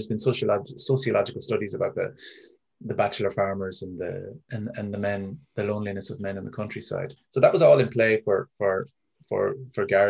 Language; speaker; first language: English; native; English